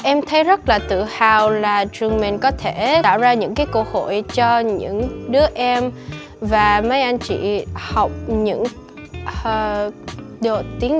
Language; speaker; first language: Vietnamese; early bilingual, heritage; Vietnamese